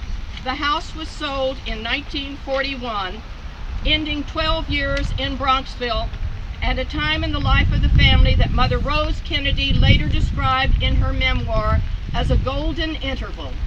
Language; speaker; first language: English; native; English